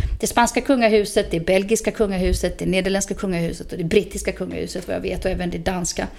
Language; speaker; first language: Swedish; native; Swedish